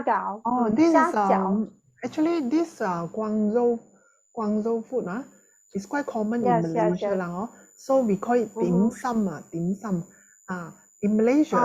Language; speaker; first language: English; non-native, local second language; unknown